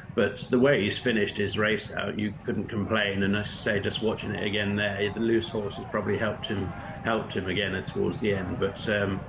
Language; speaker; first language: English; native; English